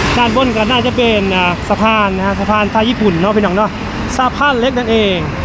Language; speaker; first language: Thai; non-native, fluent; Lao